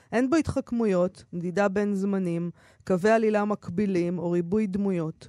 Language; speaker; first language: Hebrew; native; Hebrew